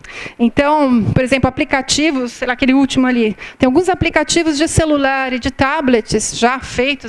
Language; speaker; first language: Portuguese; native; Portuguese